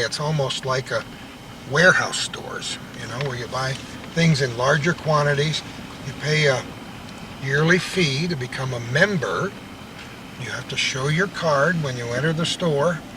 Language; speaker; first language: English; native; English